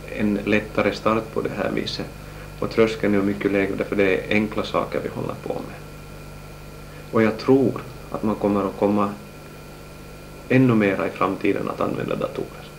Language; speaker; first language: Swedish; native; Swedish